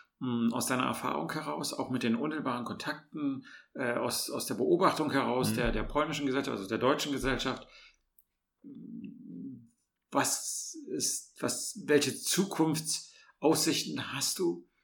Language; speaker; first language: German; native; German